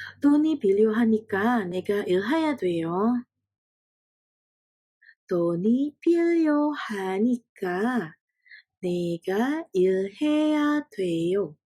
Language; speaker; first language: Korean; non-native, fluent; Indonesian